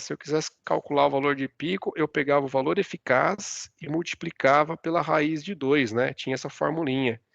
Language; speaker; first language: Portuguese; native; Portuguese